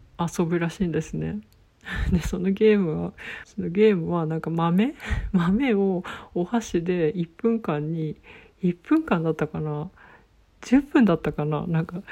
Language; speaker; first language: Japanese; native; Japanese